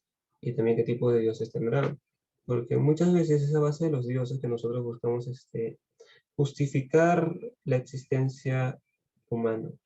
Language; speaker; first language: Spanish; native; Spanish